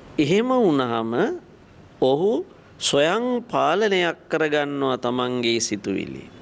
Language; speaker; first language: Sinhala; native; Sinhala